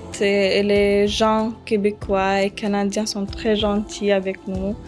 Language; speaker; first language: French; early bilingual, other home language; Arabic